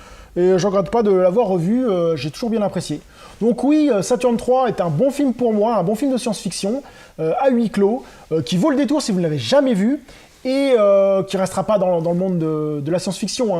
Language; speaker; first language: French; native; French